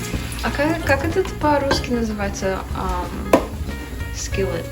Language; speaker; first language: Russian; early bilingual, heritage; Russian